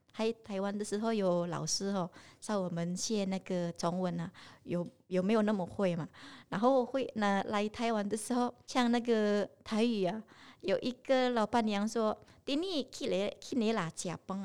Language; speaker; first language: Chinese; non-native, learner; Indonesian